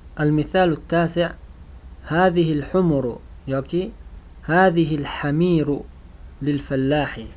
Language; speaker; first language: Arabic; non-native, fluent; Uzbek